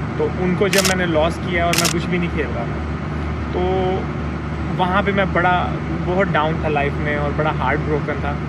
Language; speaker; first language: Urdu; non-native, local second language; Punjabi